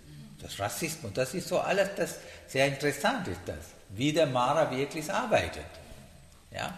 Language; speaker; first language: German; non-native, learner; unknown